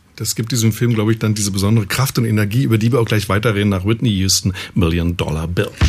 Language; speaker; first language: German; native; German